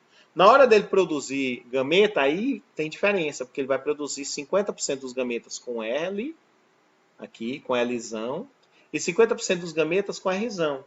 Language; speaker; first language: Portuguese; native; Portuguese